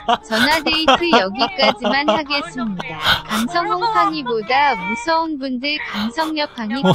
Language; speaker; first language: Korean; native; Korean